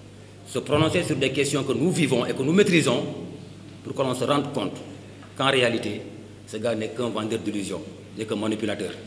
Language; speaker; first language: French; non-native, local second language; Wolof